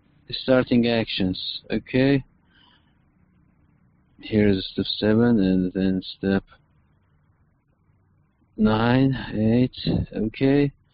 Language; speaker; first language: English; non-native, fluent; Persian